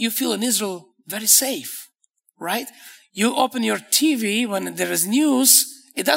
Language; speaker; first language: English; non-native, fluent; Hebrew